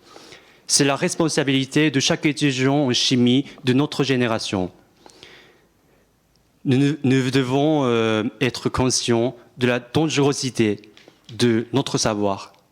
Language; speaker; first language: French; non-native, fluent; Japanese